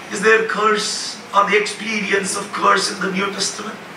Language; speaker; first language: English; non-native, local second language; Malayalam